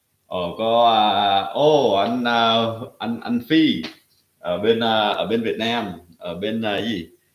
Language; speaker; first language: Vietnamese; early bilingual, heritage; Vietnamese